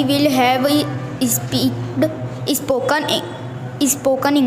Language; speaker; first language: English; non-native, learner; Hindi